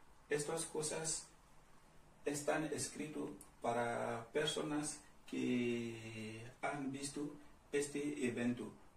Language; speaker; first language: Spanish; non-native, learner; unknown